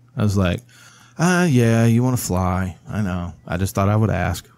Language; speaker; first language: English; native; English